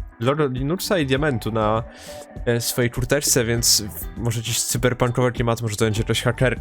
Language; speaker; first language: Polish; native; Polish